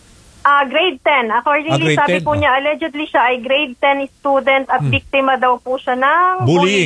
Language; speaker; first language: Filipino; native; Filipino